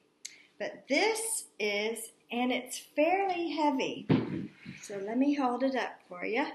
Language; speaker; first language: English; native; English